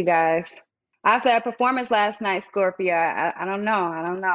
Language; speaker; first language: English; native; English